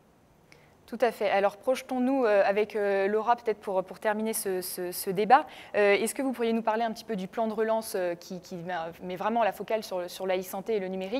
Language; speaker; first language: French; native; French